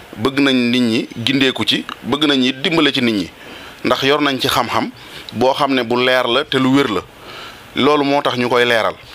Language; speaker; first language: Wolof; non-native, local second language; Serer